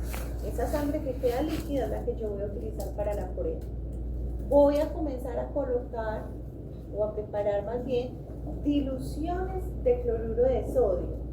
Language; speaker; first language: Spanish; native; Spanish